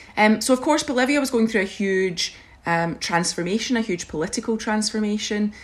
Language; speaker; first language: English; native; English